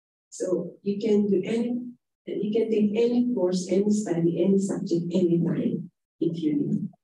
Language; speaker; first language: English; non-native, fluent; Indonesian